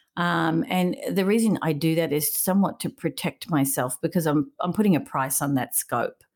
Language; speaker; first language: English; native; English